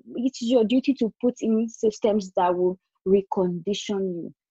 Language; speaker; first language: English; non-native, local second language; Yoruba